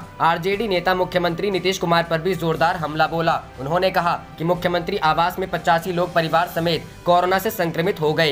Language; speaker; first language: Hindi; native; Hindi